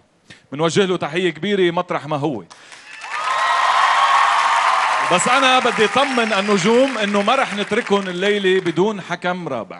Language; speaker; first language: Arabic; native; Arabic